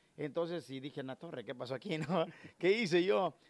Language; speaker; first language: Spanish; native; Spanish